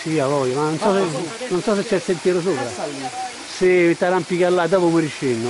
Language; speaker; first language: Italian; native; Italian